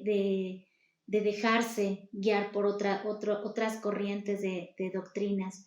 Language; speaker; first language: Spanish; native; Spanish